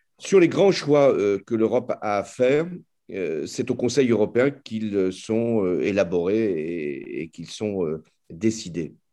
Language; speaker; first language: French; native; French